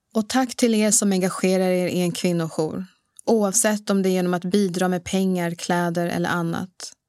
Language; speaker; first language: Swedish; early bilingual, other home language; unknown